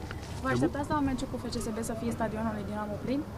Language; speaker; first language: Romanian; native; Romanian